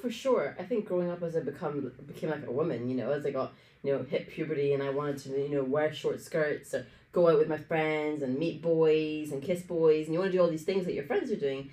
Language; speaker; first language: English; early bilingual, other home language; Arabic